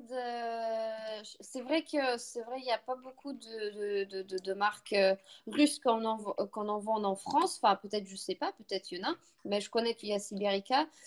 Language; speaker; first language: French; non-native, fluent; Russian